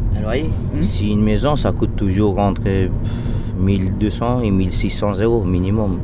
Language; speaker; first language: French; non-native, fluent; Portuguese